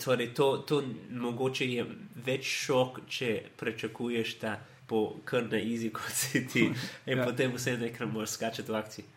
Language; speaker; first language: Slovenian; non-native, learner; English